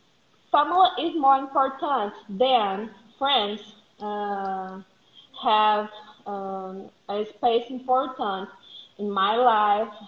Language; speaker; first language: English; non-native, learner; Portuguese